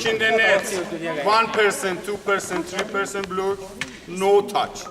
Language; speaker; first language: English; non-native, learner; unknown